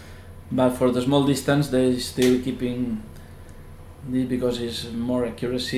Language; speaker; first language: English; non-native, learner; Spanish